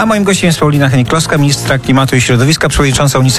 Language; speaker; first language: Polish; native; Polish